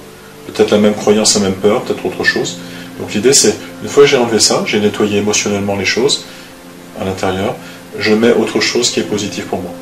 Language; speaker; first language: French; native; French